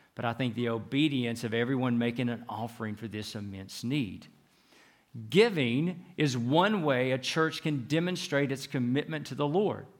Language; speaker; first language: English; native; English